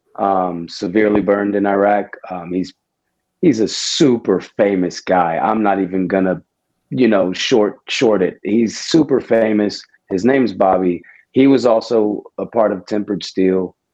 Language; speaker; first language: English; native; English